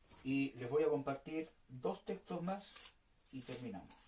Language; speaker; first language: Spanish; native; Spanish